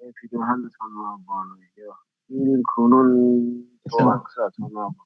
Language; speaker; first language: Korean; non-native, learner; Nepali